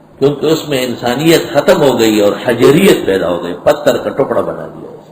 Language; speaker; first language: Urdu; non-native, local second language; Pashto